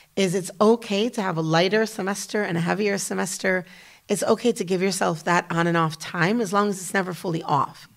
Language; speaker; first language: English; native; English